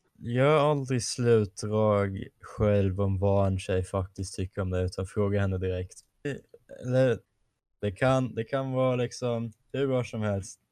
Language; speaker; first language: Swedish; non-native, fluent; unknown